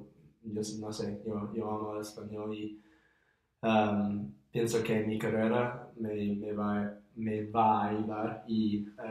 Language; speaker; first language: Spanish; non-native, fluent; English